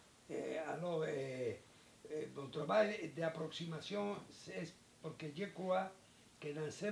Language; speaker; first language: French; non-native, learner; Spanish